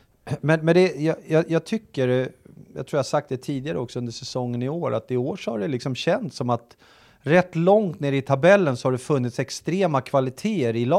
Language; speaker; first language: Swedish; native; Swedish